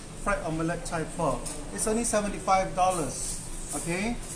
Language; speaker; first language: English; non-native, local second language; Chinese